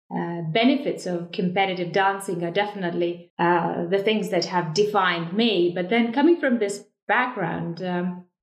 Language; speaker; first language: English; non-native, fluent; Estonian